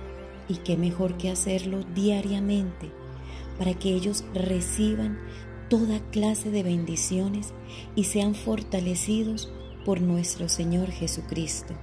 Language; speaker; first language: Spanish; native; Spanish